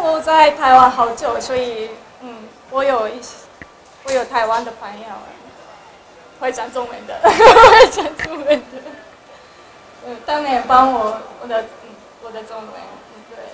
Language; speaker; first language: Chinese; non-native, learner; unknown